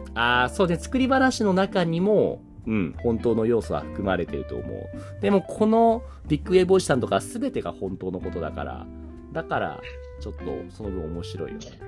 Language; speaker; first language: Japanese; native; Japanese